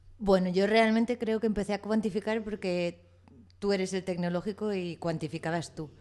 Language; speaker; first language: Spanish; native; Spanish